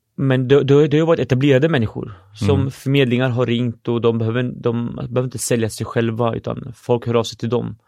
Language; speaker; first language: Swedish; early bilingual, other home language; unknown